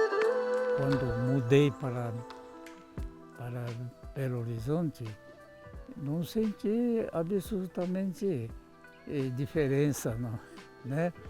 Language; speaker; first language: Portuguese; non-native, local second language; Japanese